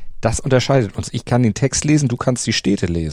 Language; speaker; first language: German; native; German